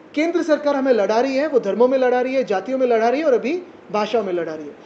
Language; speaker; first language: Hindi; non-native, local second language; Marathi